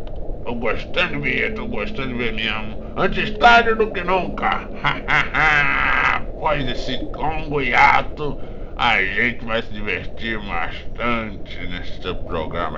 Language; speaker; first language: Portuguese; native; Portuguese